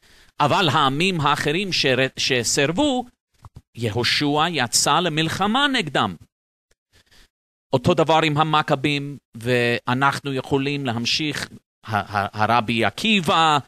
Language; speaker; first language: Hebrew; non-native, fluent; English